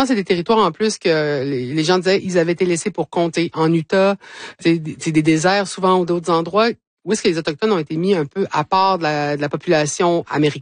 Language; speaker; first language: French; native; French